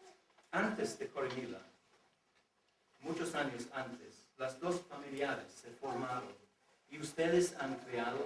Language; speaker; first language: Spanish; non-native, fluent; English